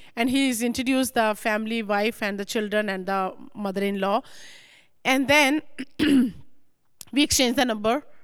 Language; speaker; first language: English; non-native, local second language; Punjabi